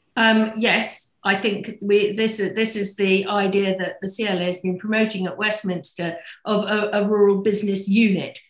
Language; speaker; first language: English; native; English